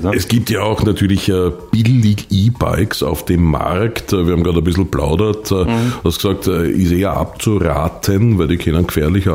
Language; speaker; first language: German; native; German